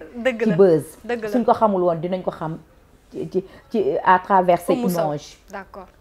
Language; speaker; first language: Wolof; non-native, local second language; Fula